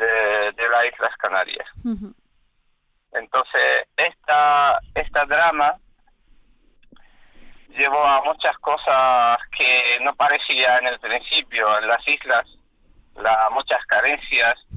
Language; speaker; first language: Spanish; non-native, fluent; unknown